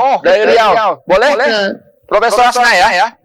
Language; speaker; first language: Indonesian; native; Indonesian